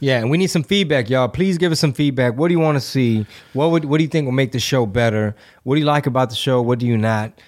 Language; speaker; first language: English; early bilingual, other home language; Spanish